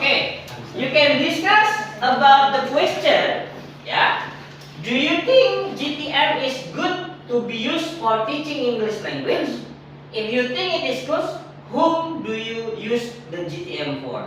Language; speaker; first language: English; non-native, fluent; Indonesian